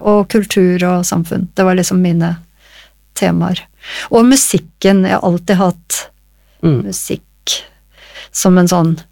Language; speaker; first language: Norwegian; native; Norwegian